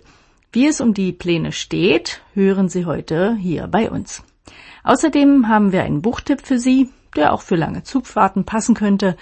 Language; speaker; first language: German; native; German